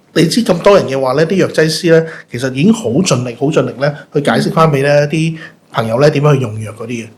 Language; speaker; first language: Cantonese; native; Cantonese